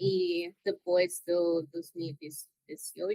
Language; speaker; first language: Portuguese; non-native, learner; Spanish